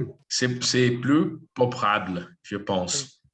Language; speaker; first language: French; non-native, learner; Portuguese